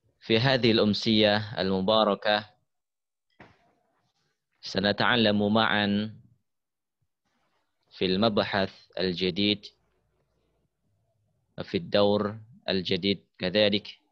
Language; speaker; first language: Arabic; non-native, fluent; Indonesian